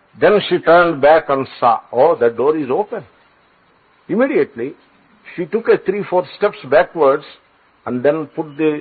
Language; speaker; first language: English; non-native, local second language; Telugu